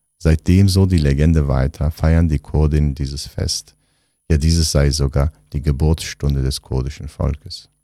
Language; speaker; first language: German; non-native, fluent; Kurdish